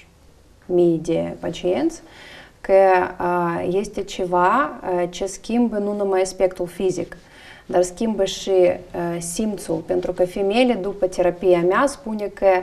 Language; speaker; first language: Romanian; non-native, learner; Russian